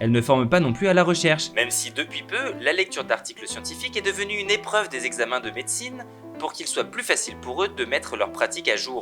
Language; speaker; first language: French; native; French